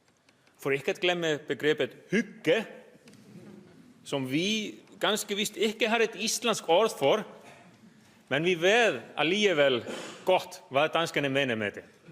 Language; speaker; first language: Danish; non-native, fluent; Icelandic